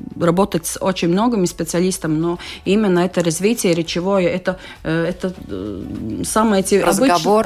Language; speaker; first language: Russian; non-native, local second language; Latvian